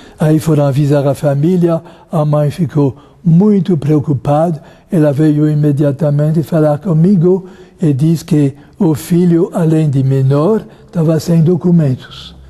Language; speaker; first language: Portuguese; non-native, fluent; French